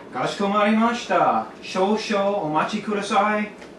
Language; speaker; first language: Japanese; non-native, learner; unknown